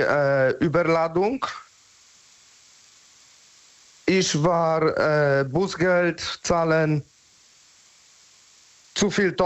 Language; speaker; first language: German; non-native, learner; Polish